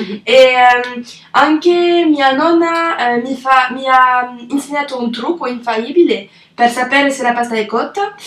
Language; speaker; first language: Italian; non-native, learner; French